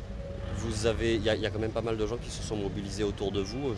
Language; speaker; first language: French; native; French